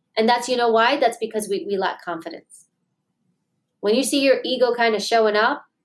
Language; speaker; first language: English; native; English